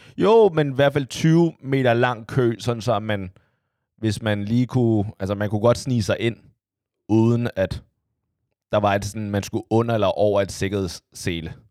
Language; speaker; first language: Danish; early bilingual, other home language; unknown